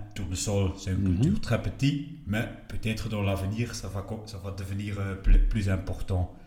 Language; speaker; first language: French; non-native, local second language; Dutch